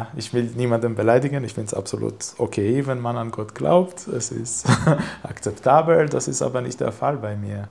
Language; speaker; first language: German; non-native, fluent; Hebrew